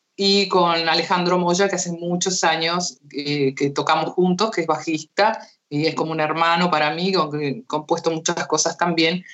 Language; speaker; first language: Spanish; early bilingual, heritage; Spanish